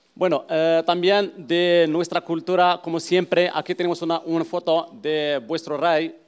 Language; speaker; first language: Spanish; non-native, learner; Arabic